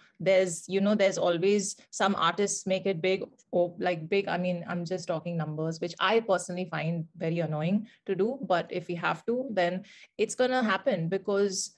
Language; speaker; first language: English; non-native, local second language; Hindi